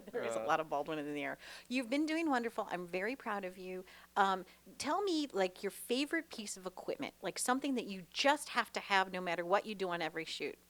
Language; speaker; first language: English; native; English